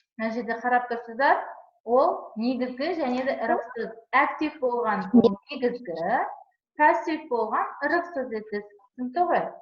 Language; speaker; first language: Kazakh; non-native, local second language; Uzbek